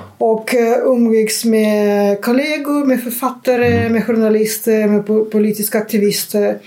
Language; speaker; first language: Swedish; non-native, fluent; Russian